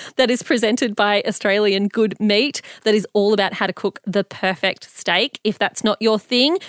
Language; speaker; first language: English; early bilingual, other home language; Hindi